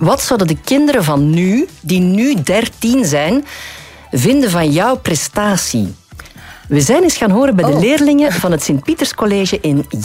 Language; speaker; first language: Dutch; native; Dutch